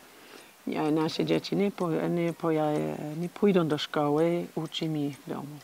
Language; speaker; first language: Polish; non-native, learner; English